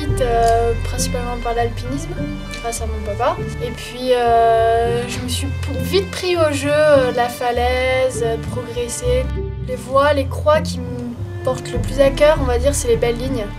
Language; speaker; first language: French; native; French